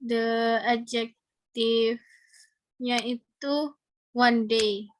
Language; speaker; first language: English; non-native, learner; Indonesian